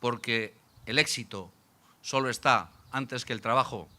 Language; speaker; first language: Spanish; native; Spanish